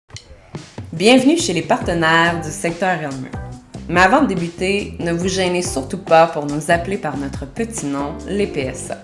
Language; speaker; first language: French; native; French